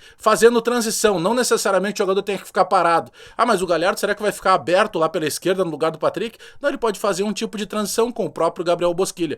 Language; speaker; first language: Portuguese; native; Portuguese